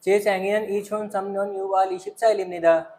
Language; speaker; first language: Korean; non-native, learner; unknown